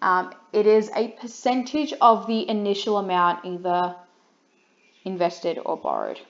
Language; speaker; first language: English; native; English